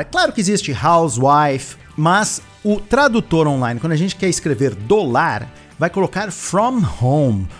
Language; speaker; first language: Portuguese; native; Portuguese